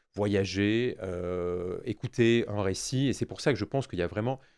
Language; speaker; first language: French; native; French